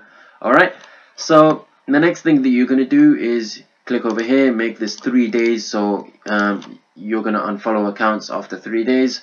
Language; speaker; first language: English; native; English